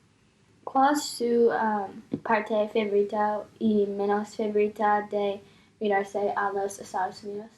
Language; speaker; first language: Spanish; non-native, learner; English